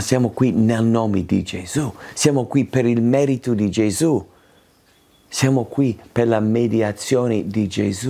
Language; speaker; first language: Italian; non-native, fluent; English